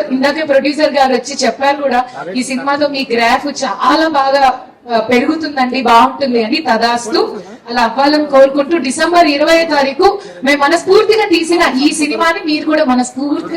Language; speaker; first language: Telugu; native; Telugu